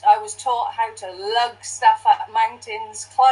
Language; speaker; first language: English; native; English